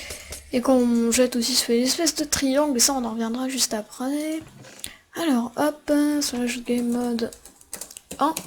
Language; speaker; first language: French; native; French